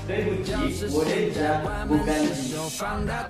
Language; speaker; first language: Chinese; non-native, learner; Malay